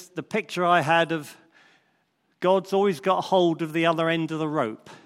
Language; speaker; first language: English; native; English